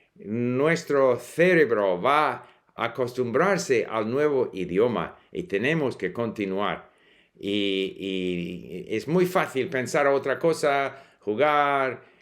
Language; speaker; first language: Spanish; non-native, fluent; English